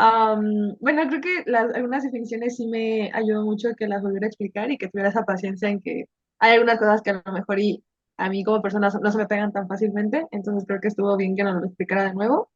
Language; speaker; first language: Spanish; native; Spanish